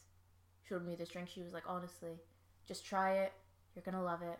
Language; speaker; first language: English; native; English